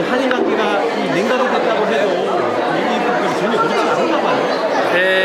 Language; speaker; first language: Korean; native; Korean